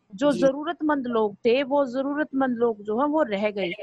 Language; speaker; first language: Hindi; native; Hindi